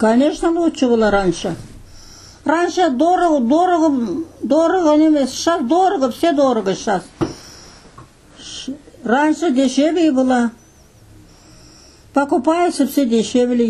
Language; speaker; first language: Russian; non-native, local second language; Kazakh